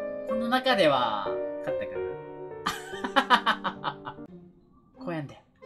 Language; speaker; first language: Japanese; native; Japanese